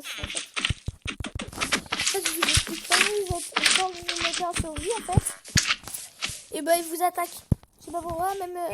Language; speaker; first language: French; native; French